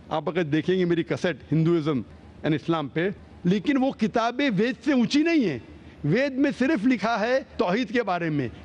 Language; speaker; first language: Hindi; non-native, local second language; Konkani